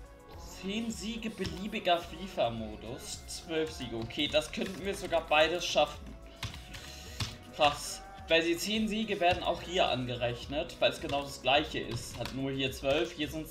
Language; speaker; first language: German; native; German